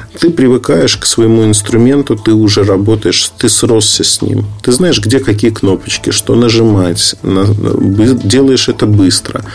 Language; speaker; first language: Russian; native; Russian